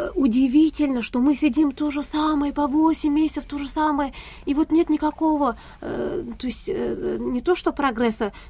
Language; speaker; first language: Russian; non-native, fluent; Pashto